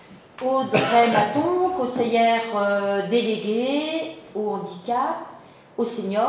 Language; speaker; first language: French; native; French